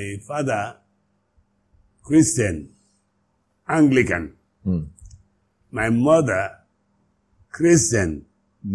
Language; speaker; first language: English; non-native, local second language; Yoruba